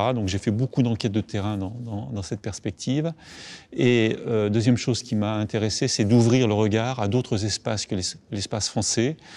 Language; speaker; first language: French; native; French